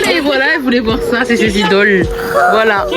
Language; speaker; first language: French; native; French